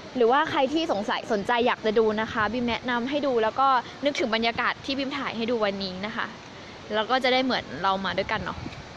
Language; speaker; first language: Thai; native; Thai